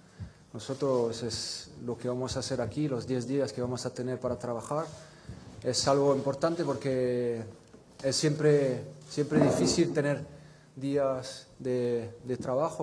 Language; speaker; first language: Spanish; non-native, fluent; French